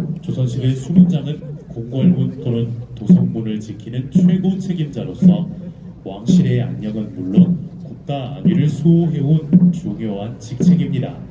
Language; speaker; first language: Korean; native; Korean